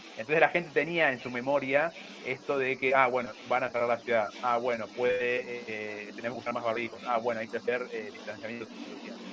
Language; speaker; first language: Spanish; native; Spanish